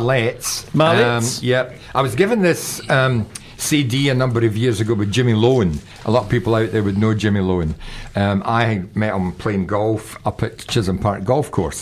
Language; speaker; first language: English; native; English